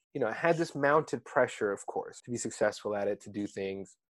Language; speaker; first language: English; early bilingual, other home language; Arabic